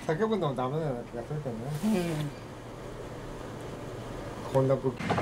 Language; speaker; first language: Japanese; native; Japanese